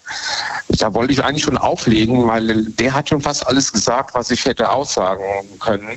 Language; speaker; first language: German; native; German